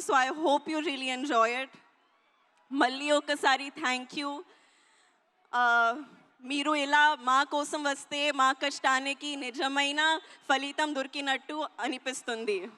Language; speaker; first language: Telugu; non-native, learner; Hindi